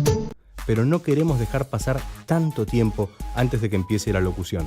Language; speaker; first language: Spanish; native; Spanish